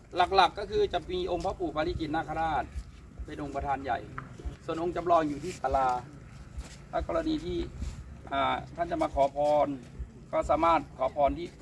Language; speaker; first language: Thai; native; Thai